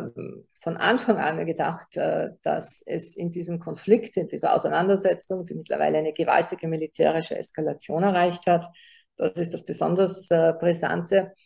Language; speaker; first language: German; native; German